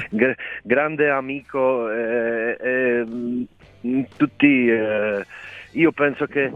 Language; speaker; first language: Italian; non-native, fluent; Czech